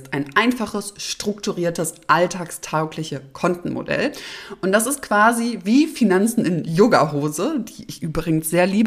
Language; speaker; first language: German; native; German